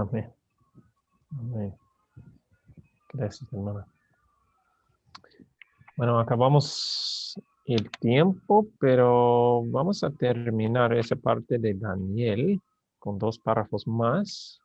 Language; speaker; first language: Spanish; non-native, learner; English